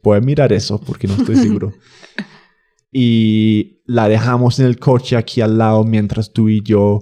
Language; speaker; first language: Spanish; non-native, fluent; English